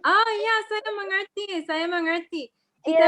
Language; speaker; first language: Indonesian; non-native, learner; English